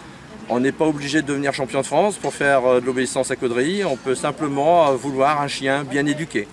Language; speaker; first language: French; native; French